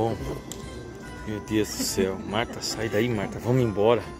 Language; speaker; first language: Portuguese; native; Portuguese